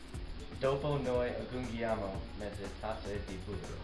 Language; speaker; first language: Italian; non-native, learner; English